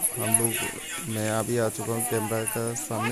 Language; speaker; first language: Hindi; non-native, local second language; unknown